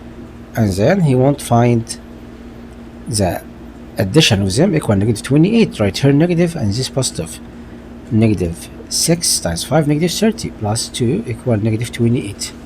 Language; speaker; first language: English; non-native, local second language; Arabic